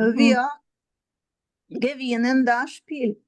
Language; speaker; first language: German; non-native, learner; Ukrainian